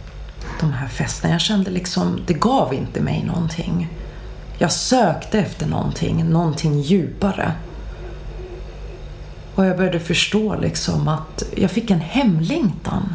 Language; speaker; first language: Swedish; early bilingual, other home language; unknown